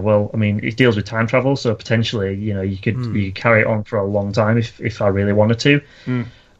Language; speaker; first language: English; native; English